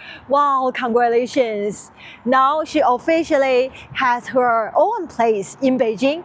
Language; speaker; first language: English; non-native, learner; Chinese